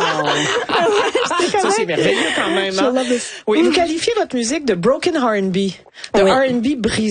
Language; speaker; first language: French; native; French